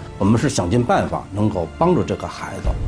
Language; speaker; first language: Chinese; native; Chinese